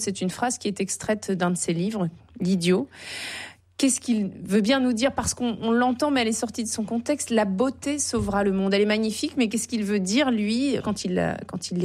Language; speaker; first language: French; native; French